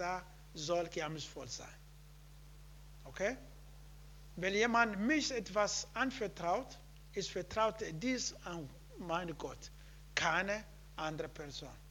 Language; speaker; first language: German; non-native, learner; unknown